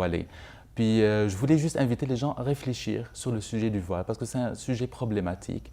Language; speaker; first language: French; non-native, local second language; Arabic